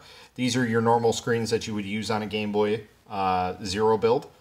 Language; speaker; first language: English; native; English